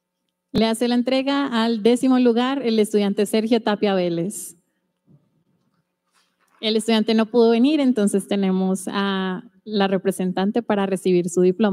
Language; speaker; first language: Spanish; native; Spanish